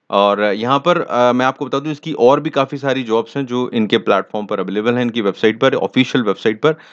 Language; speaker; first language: Hindi; native; Hindi